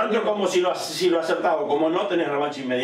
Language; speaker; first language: Spanish; native; Spanish